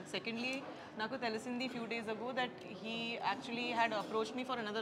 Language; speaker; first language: Telugu; non-native, local second language; Bangla